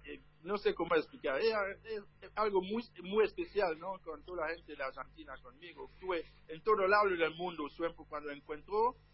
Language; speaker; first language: Spanish; non-native, learner; French